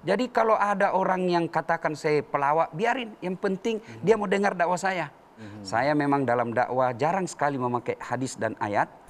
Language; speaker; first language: Indonesian; native; Indonesian